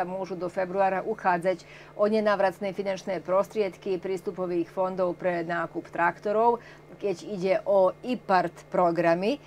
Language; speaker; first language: Slovak; native; Slovak